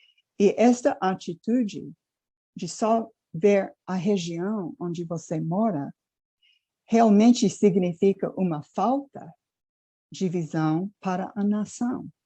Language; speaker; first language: Portuguese; non-native, fluent; English